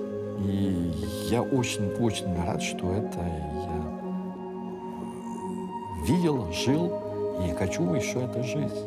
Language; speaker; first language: Russian; early bilingual, heritage; French